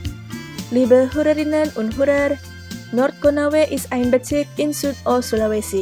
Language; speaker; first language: German; non-native, fluent; Indonesian